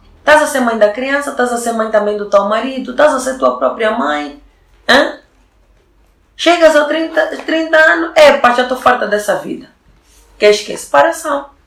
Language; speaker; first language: Portuguese; early bilingual, other home language; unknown